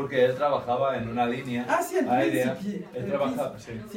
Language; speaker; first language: Spanish; native; Spanish